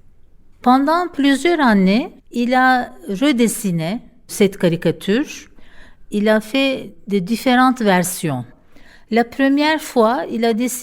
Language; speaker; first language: French; non-native, fluent; Turkish